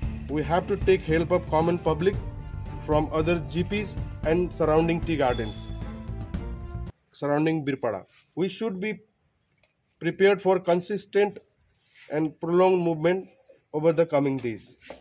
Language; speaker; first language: English; non-native, local second language; Nepali